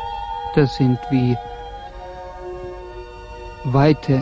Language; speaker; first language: German; non-native, fluent; Estonian